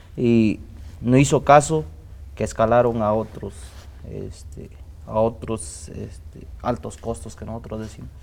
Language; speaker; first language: Spanish; non-native, local second language; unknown